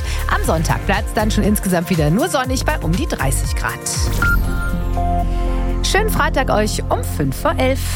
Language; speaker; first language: German; native; German